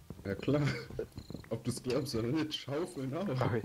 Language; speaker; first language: German; native; German